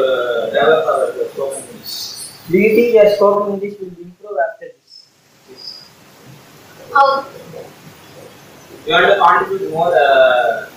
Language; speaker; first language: English; non-native, learner; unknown